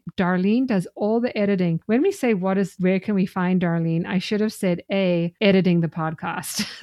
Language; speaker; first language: English; native; English